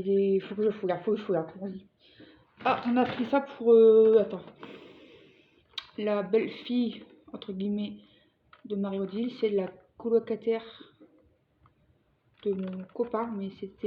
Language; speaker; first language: French; native; French